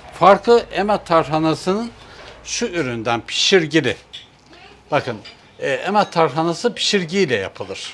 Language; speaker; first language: Turkish; native; Turkish